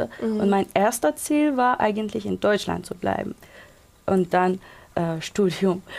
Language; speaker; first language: German; non-native, local second language; Persian